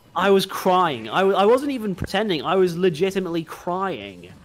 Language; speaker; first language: English; native; English